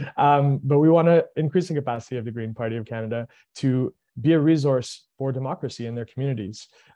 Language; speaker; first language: English; early bilingual, other home language; French